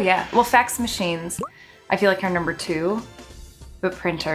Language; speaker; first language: English; native; English